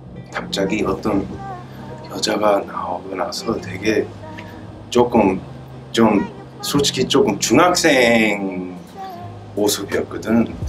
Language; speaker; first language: Korean; early bilingual, heritage; Korean